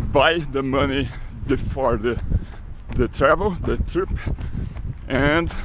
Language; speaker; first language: English; non-native, learner; Portuguese